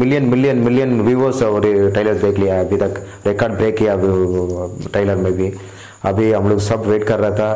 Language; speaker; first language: Hindi; non-native, local second language; Tamil